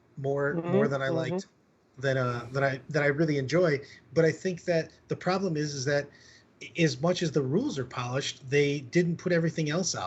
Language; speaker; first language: English; native; English